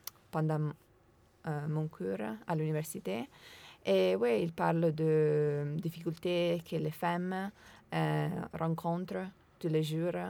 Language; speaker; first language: French; non-native, learner; Italian